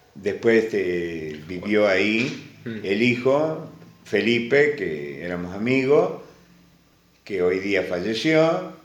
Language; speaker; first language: Spanish; early bilingual, other home language; Greek